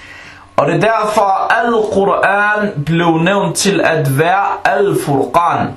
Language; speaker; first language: Danish; non-native, fluent; Arabic